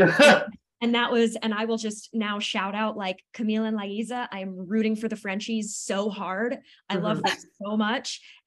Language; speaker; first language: English; native; English